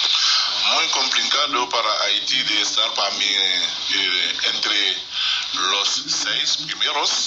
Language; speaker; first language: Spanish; non-native, fluent; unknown